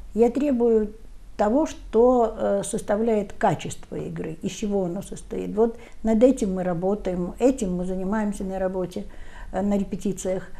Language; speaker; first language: Russian; native; Russian